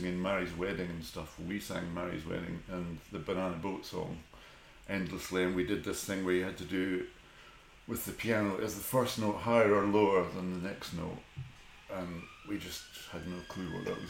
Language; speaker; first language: English; native; English